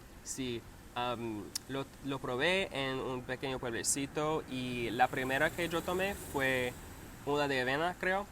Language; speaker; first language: Spanish; non-native, learner; English